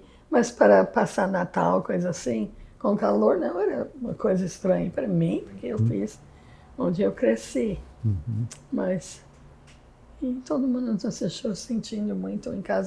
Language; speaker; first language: Portuguese; non-native, fluent; English